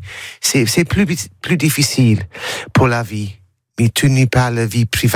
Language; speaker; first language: French; non-native, learner; English